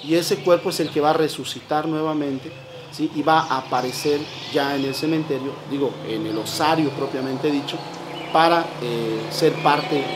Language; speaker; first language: Spanish; native; Spanish